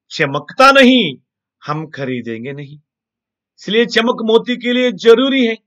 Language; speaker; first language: Hindi; non-native, local second language; Telugu